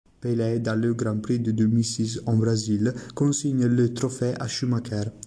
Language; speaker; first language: French; non-native, learner; Italian